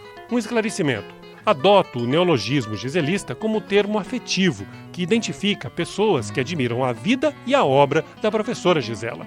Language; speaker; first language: Portuguese; native; Portuguese